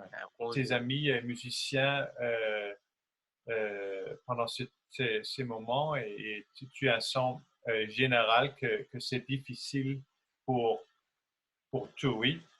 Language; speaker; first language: French; non-native, learner; Danish